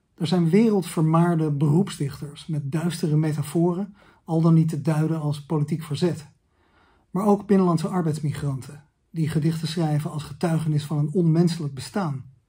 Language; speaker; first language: Dutch; native; Dutch